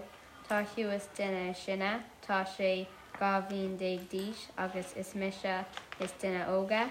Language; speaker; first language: Irish; non-native, local second language; English